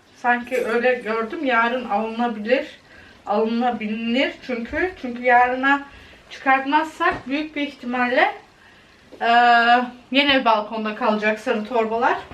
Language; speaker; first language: Turkish; early bilingual, heritage; Turkish